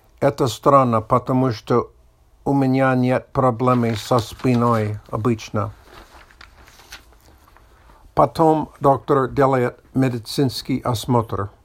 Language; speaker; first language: Russian; non-native, learner; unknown